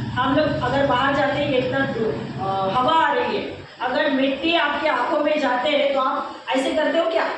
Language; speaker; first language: Hindi; non-native, local second language; Marathi